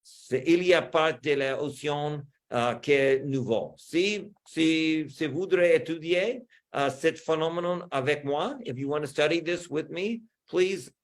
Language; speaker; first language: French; non-native, learner; English